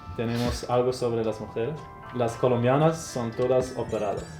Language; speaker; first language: Spanish; non-native, fluent; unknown